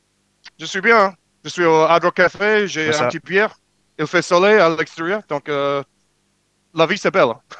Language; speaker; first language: French; non-native, learner; English